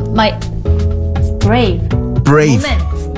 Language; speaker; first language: English; non-native, learner; Korean